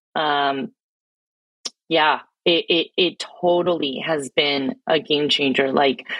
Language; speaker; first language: English; early bilingual, other home language; Filipino